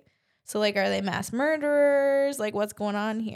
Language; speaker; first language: English; native; English